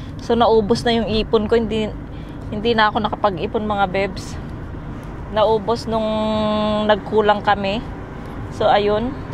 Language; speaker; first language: Filipino; native; Filipino